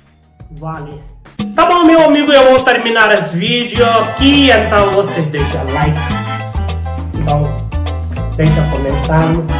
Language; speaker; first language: Portuguese; non-native, learner; Hindi